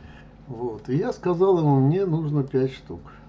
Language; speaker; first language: Russian; native; Russian